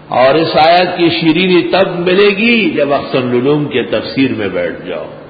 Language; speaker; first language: Urdu; non-native, local second language; Pashto